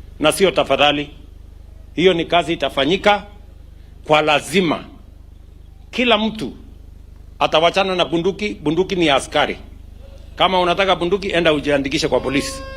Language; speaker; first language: Swahili; non-native, local second language; Kalenjin